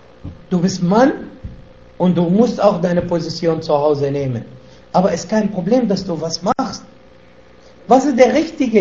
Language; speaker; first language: German; non-native, fluent; Arabic